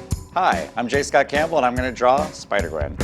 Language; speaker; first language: English; native; English